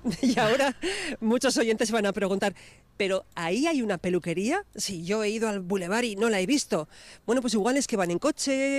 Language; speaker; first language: Spanish; native; Spanish